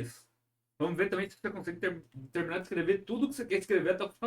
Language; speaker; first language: Portuguese; native; Portuguese